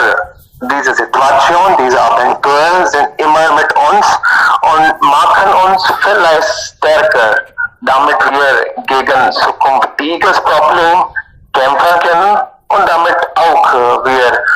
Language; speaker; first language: German; non-native, learner; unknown